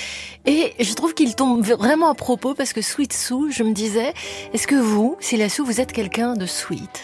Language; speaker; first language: French; native; French